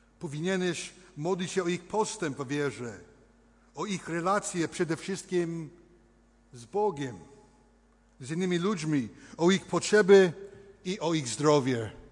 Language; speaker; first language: Polish; early bilingual, heritage; Polish